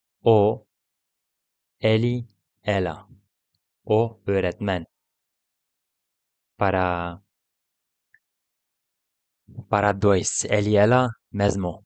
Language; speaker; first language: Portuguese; non-native, learner; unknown